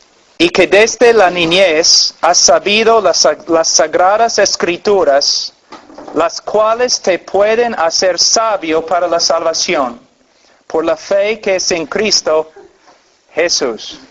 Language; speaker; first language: Spanish; non-native, fluent; English